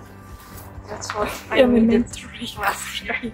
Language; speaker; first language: English; non-native, learner; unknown